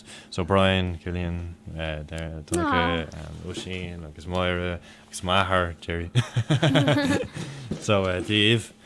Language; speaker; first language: Irish; non-native, local second language; English